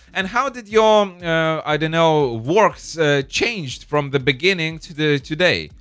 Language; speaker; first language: English; non-native, fluent; Lithuanian